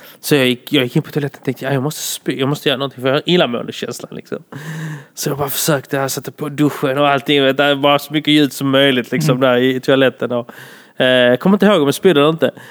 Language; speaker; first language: Swedish; early bilingual, other home language; Polish